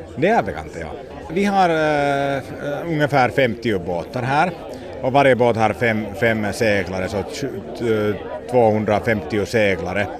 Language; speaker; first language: Swedish; non-native, local second language; Finnish